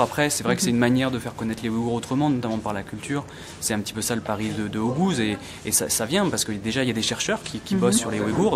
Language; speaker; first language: French; native; French